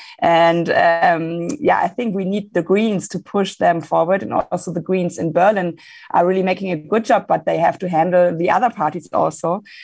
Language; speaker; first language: English; non-native, fluent; German